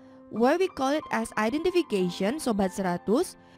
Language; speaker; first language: English; non-native, fluent; Indonesian